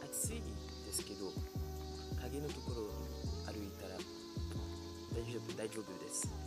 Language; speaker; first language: Japanese; non-native, fluent; French